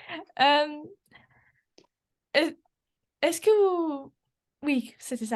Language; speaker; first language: French; non-native, learner; English